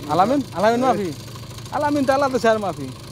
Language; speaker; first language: Arabic; non-native, learner; Bangla